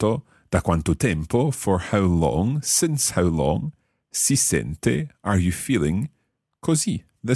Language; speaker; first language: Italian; non-native, fluent; English